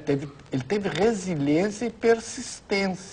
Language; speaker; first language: Portuguese; native; Portuguese